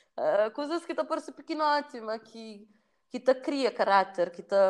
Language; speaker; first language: Portuguese; non-native, local second language; Kabuverdianu